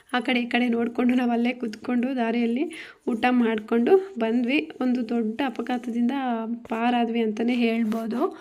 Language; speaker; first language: Kannada; non-native, local second language; Telugu